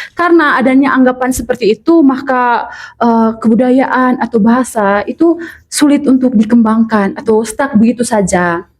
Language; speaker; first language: Indonesian; non-native, local second language; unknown